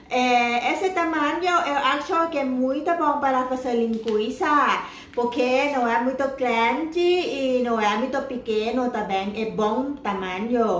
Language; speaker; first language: Portuguese; non-native, learner; Thai